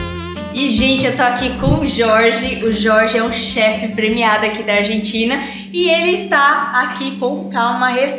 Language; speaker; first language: Portuguese; native; Portuguese